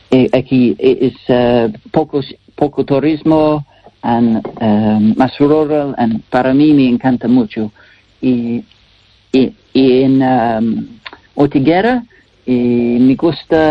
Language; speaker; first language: Spanish; non-native, learner; English